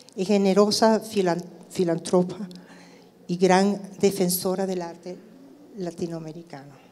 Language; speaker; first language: Spanish; native; Spanish